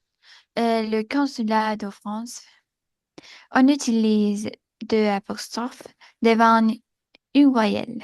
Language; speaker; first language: French; non-native, learner; Spanish